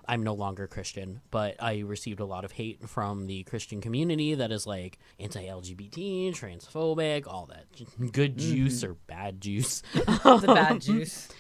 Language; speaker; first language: English; native; English